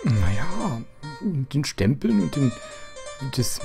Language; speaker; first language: German; native; German